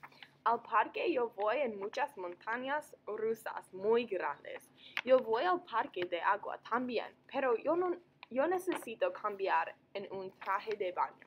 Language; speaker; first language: Spanish; non-native, learner; English